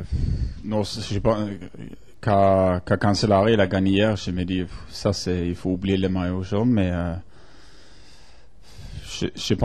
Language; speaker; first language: French; non-native, fluent; Norwegian